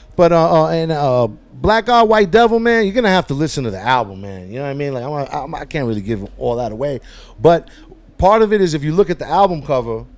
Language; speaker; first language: English; native; English